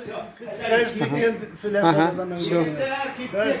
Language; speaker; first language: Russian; non-native, local second language; Tatar